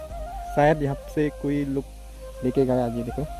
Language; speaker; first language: Hindi; non-native, local second language; Karbi